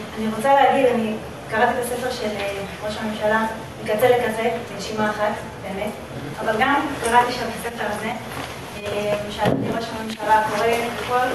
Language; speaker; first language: Hebrew; native; Hebrew